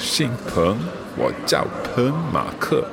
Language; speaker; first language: Chinese; non-native, learner; English